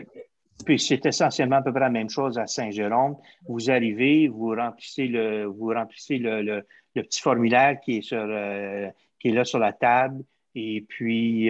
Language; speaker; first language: French; native; French